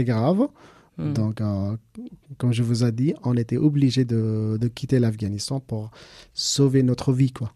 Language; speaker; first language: French; non-native, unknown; Persian